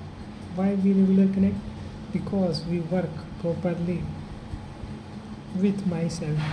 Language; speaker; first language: English; non-native, learner; Hindi